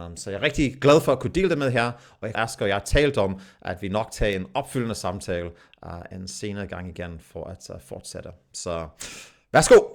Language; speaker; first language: Danish; non-native, fluent; English